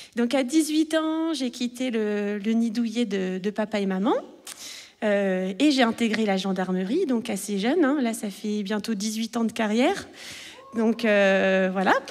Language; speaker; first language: French; native; French